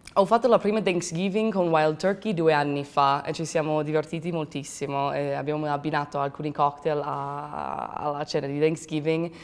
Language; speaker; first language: Italian; non-native, fluent; English